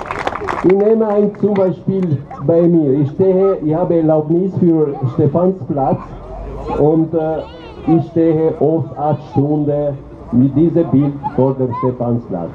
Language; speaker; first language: German; non-native, learner; Albanian